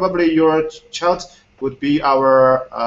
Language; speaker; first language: English; non-native, fluent; Chinese